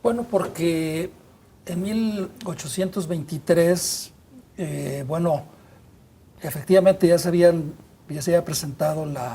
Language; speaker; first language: Spanish; native; Spanish